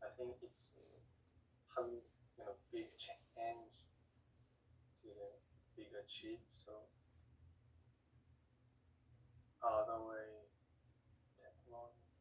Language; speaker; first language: English; non-native, learner; Korean